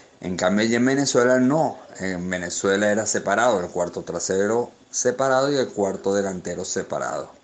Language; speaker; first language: Spanish; native; Spanish